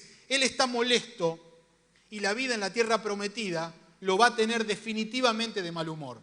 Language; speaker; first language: Spanish; native; Spanish